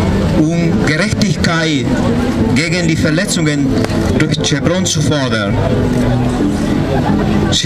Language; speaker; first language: German; non-native, fluent; Spanish